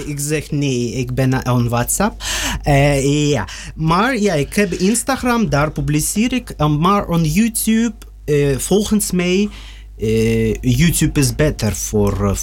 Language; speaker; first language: Dutch; non-native, learner; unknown